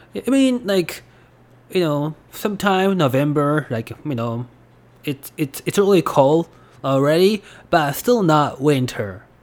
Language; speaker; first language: English; non-native, fluent; Japanese